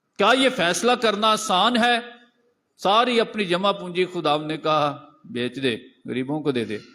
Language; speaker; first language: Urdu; non-native, local second language; Punjabi